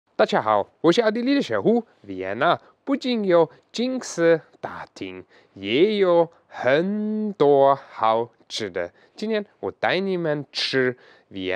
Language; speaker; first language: Chinese; non-native, fluent; German